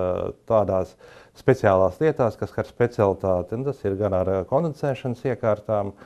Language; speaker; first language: Latvian; native; Latvian